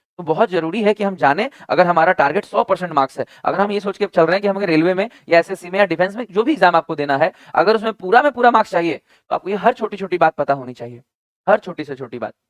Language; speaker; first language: Hindi; native; Hindi